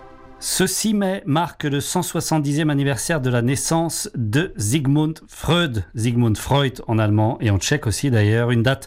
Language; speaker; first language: French; native; French